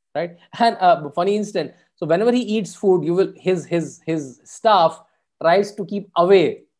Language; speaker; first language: English; non-native, local second language; Hindi